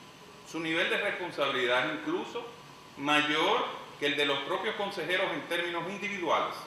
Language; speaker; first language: Spanish; native; Spanish